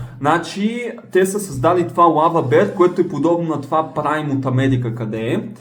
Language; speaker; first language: Bulgarian; early bilingual, heritage; Bulgarian